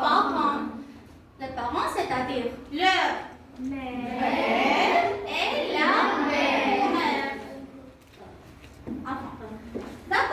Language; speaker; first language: French; non-native, learner; Armenian